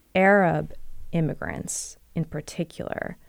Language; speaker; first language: English; native; English